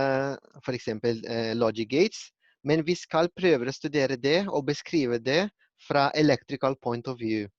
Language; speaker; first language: Norwegian; non-native, learner; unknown